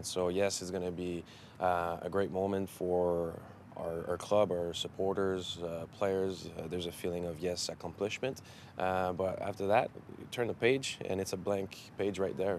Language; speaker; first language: English; non-native, fluent; French